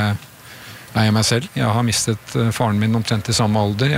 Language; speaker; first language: Norwegian; native; Norwegian